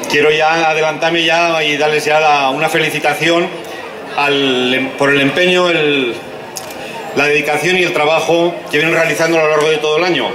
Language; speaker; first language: Spanish; native; Spanish